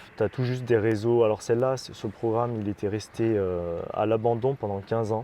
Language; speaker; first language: French; native; French